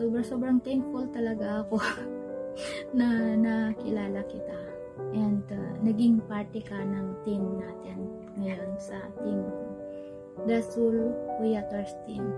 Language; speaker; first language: Filipino; non-native, local second language; Iloko